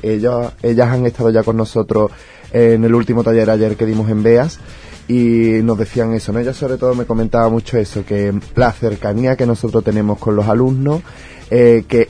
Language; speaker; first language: Spanish; native; Spanish